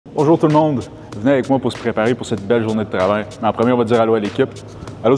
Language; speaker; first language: French; native; French